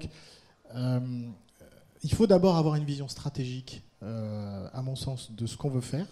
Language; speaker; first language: French; native; French